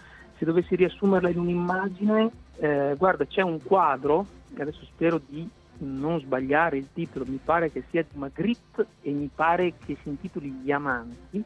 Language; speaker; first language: Italian; native; Italian